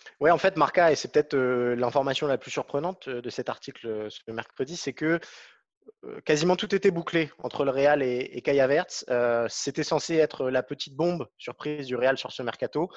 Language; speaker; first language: French; native; French